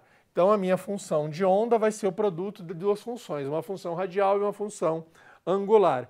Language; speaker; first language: Portuguese; native; Portuguese